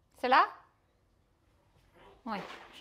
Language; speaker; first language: French; native; French